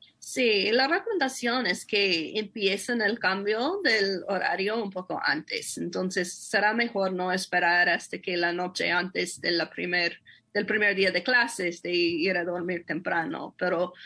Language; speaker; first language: Spanish; non-native, fluent; English